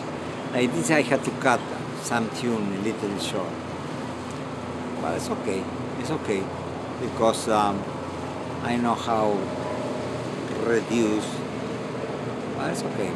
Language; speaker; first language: English; non-native, fluent; Spanish